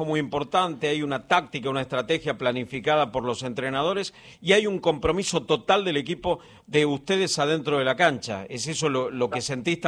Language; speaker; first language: Spanish; native; Spanish